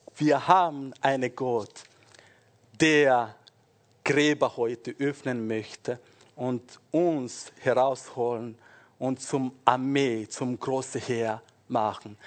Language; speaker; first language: German; non-native, fluent; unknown